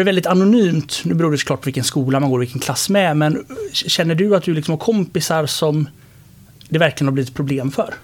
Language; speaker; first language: Swedish; native; Swedish